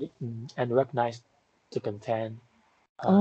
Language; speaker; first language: English; non-native, fluent; Chinese